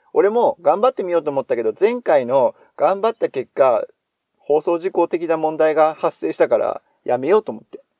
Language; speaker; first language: Japanese; native; Japanese